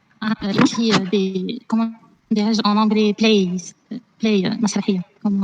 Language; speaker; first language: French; non-native, learner; Arabic